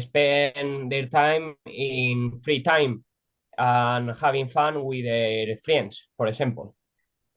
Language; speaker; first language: English; non-native, learner; Spanish